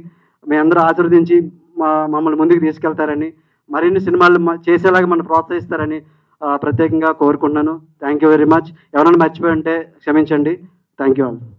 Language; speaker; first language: Telugu; native; Telugu